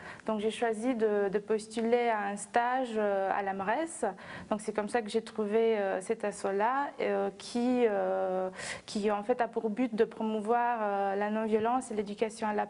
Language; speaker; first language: French; non-native, fluent; Romanian